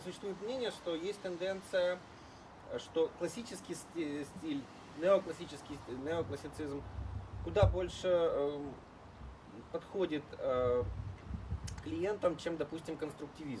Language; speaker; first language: Russian; native; Russian